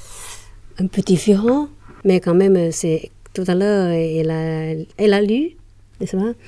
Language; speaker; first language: French; non-native, learner; Chinese